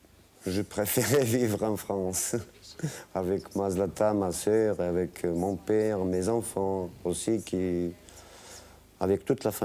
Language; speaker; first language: French; non-native, fluent; Bosnian